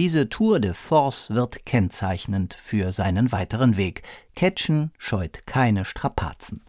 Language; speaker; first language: German; native; German